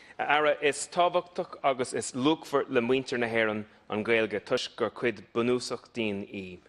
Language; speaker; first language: Irish; non-native, local second language; English